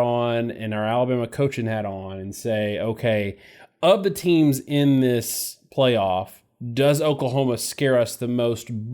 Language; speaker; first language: English; native; English